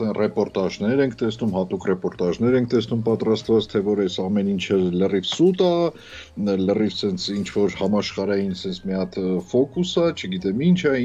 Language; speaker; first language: Armenian; native; Armenian